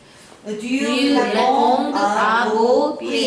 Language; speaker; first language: French; non-native, learner; Korean